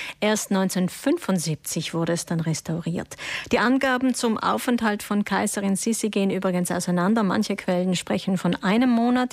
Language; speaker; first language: German; native; German